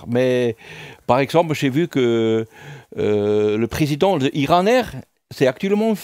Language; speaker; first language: French; non-native, fluent; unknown